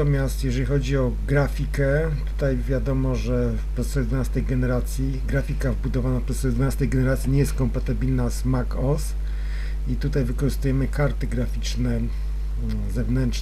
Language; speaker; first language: Polish; native; Polish